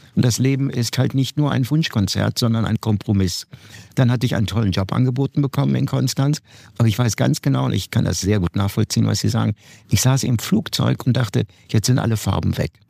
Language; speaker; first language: German; non-native, fluent; Turkish